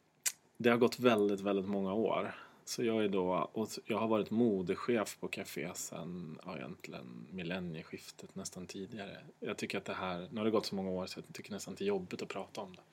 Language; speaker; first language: Swedish; native; Swedish